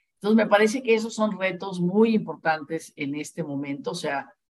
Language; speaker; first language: Spanish; native; Spanish